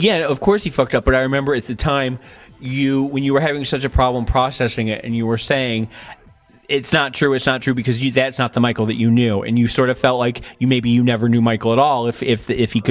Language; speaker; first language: English; native; English